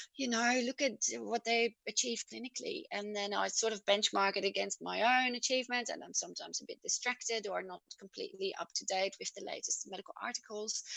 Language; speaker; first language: English; non-native, fluent; Dutch